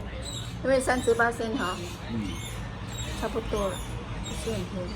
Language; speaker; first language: Chinese; non-native, fluent; Vietnamese